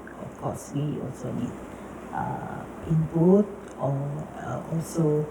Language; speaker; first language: English; non-native, learner; Indonesian